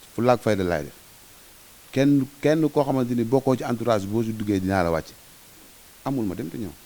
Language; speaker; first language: Wolof; native; Wolof